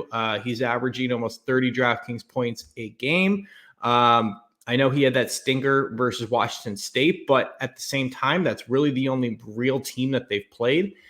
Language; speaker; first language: English; native; English